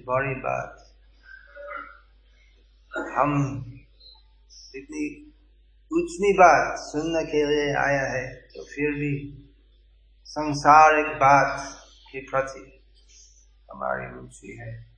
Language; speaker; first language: Hindi; non-native, fluent; English